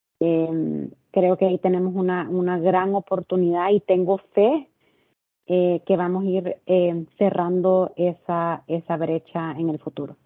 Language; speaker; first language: Spanish; native; Spanish